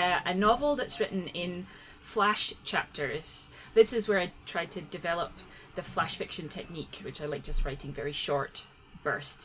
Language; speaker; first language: English; native; English